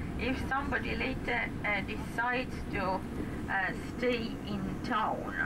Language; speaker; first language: English; non-native, fluent; Estonian